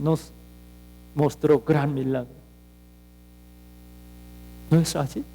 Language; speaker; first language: Spanish; non-native, fluent; Korean